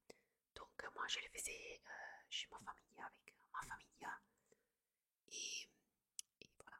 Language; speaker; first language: French; non-native, fluent; Italian